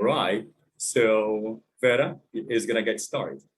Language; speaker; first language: English; non-native, fluent; Portuguese